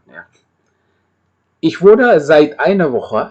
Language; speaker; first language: German; non-native, fluent; Indonesian